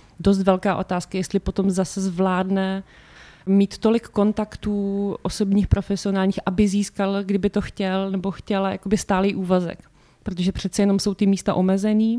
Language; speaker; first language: Czech; native; Czech